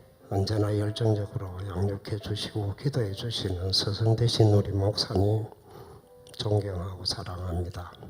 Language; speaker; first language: Korean; native; Korean